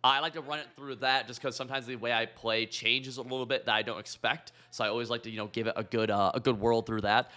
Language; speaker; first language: English; native; English